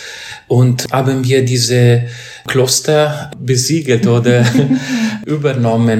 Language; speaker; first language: German; non-native, fluent; Italian